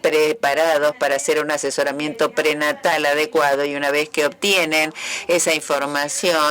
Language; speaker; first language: Spanish; native; Spanish